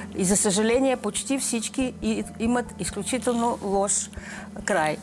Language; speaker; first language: Bulgarian; non-native, fluent; Russian